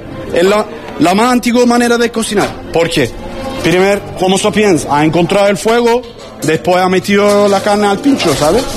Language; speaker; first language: Spanish; non-native, learner; Turkish